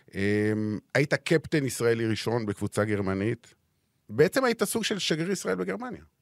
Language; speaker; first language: Hebrew; native; Hebrew